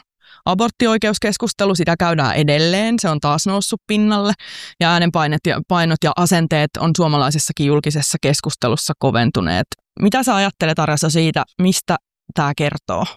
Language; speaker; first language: Finnish; native; Finnish